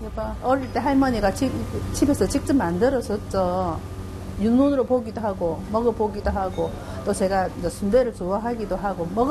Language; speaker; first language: Korean; native; Korean